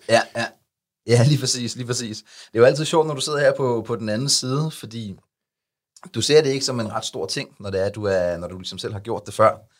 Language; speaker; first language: Danish; early bilingual, other home language; Arabic